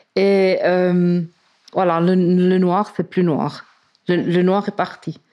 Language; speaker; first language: French; native; French